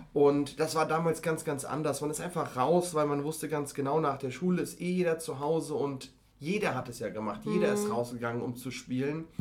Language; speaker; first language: German; native; German